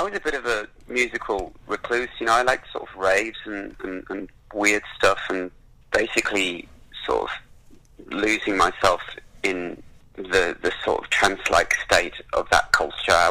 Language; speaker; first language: English; native; English